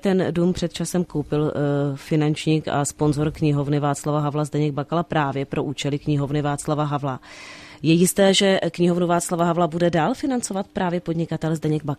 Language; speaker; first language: Czech; native; Czech